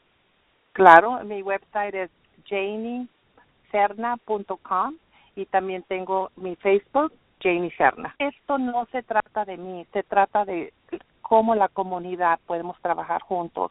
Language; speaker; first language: Spanish; early bilingual, heritage; Spanish